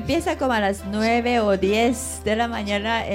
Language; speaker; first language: Spanish; non-native, fluent; Japanese